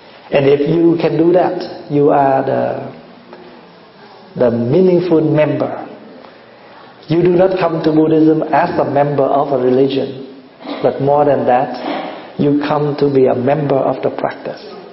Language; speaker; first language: English; non-native, fluent; Vietnamese